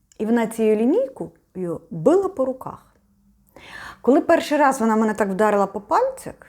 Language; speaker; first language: Ukrainian; non-native, local second language; Russian